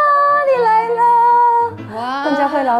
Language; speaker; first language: Chinese; non-native, fluent; Malay